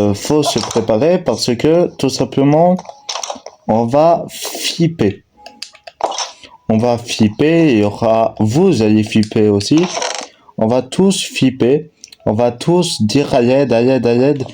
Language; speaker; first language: French; native; French